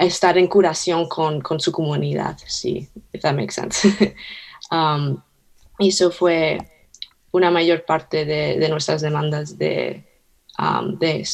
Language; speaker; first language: Spanish; early bilingual, heritage; Spanish